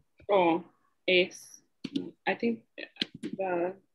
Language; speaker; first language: English; native; English